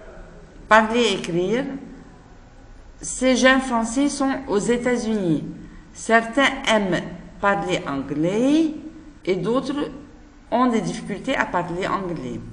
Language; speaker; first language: French; non-native, fluent; Arabic